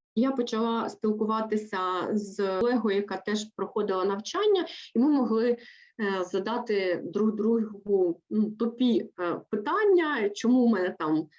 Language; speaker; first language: Ukrainian; native; Ukrainian